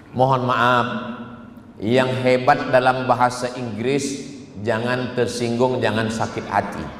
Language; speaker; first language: Malay; native; Malay